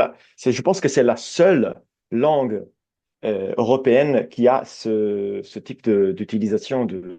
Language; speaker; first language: French; non-native, fluent; Italian